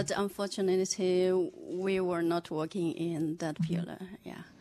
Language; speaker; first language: English; non-native, fluent; Chinese